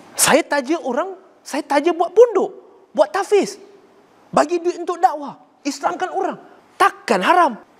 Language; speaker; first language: Malay; non-native, local second language; Chinese